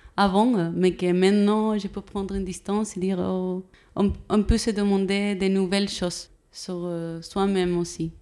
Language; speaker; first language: French; non-native, fluent; Spanish